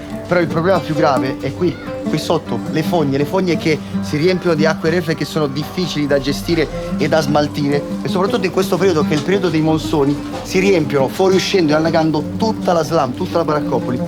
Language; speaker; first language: Italian; native; Italian